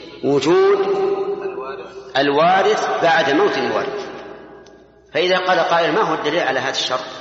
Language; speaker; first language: Arabic; native; Arabic